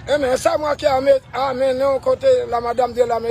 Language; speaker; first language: French; non-native, learner; Haitian Creole